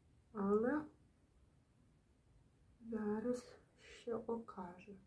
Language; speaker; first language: Polish; non-native, learner; Ukrainian